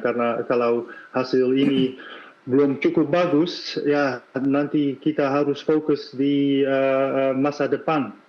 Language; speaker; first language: Indonesian; non-native, fluent; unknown